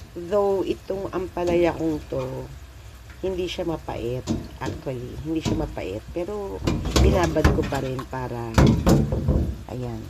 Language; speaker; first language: Filipino; native; Filipino